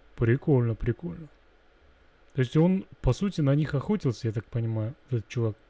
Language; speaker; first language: Russian; non-native, local second language; Kazakh